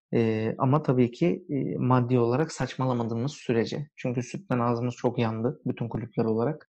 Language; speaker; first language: Turkish; early bilingual, heritage; Turkish